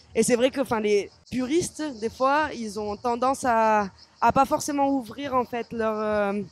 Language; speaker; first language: French; native; French